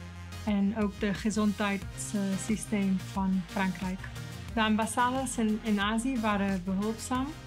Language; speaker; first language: Dutch; non-native, fluent; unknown